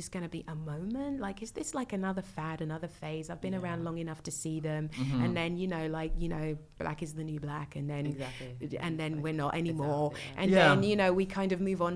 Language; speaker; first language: English; native; English